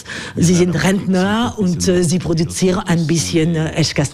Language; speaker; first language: German; non-native, fluent; French